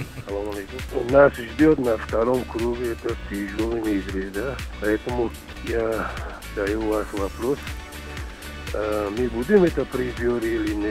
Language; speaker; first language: Russian; non-native, local second language; Uzbek